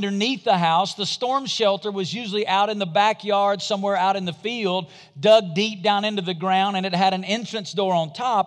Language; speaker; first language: English; native; English